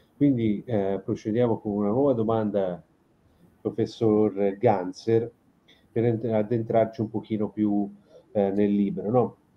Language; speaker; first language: Italian; native; Italian